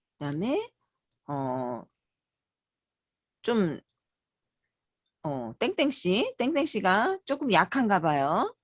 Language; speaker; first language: Korean; native; Korean